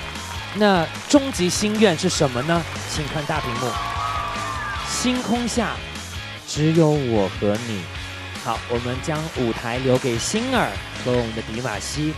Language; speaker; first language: Chinese; native; Chinese